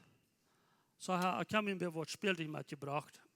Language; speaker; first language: German; non-native, learner; Plautdietsch